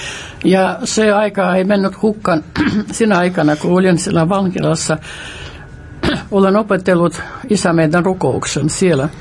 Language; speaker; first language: Finnish; non-native, fluent; Russian